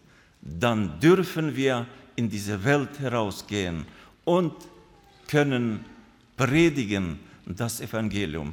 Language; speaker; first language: German; non-native, fluent; Russian